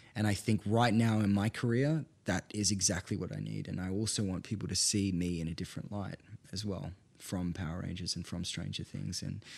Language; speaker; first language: English; native; English